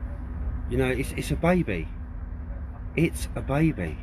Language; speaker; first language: English; native; English